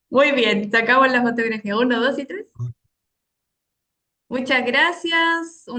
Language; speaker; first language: Spanish; native; Spanish